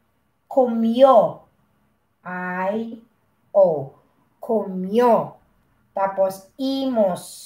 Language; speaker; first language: Spanish; non-native, learner; Filipino